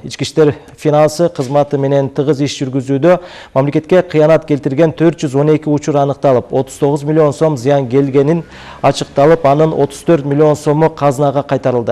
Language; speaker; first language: Kyrgyz; native; Kyrgyz